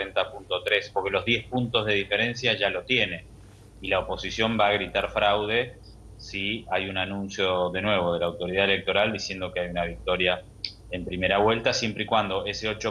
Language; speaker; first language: Spanish; native; Spanish